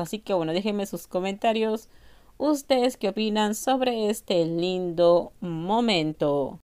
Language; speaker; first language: Spanish; native; Spanish